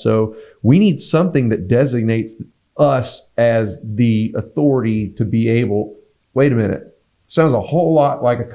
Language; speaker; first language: English; native; English